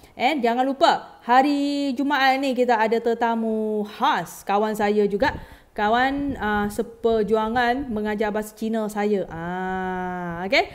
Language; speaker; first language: Malay; native; Malay